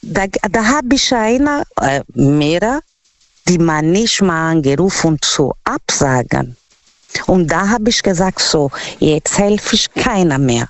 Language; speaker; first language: German; non-native, learner; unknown